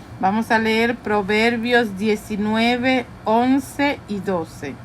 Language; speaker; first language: Spanish; early bilingual, heritage; Spanish